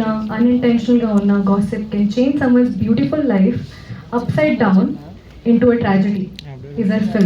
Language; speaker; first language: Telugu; non-native, local second language; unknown